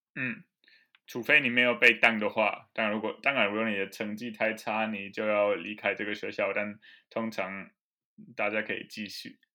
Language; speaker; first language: Chinese; non-native, fluent; German